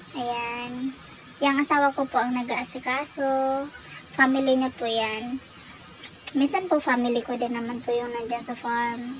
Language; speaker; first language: Filipino; non-native, local second language; Bikol